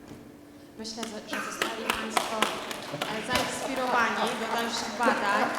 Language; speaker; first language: Polish; native; Polish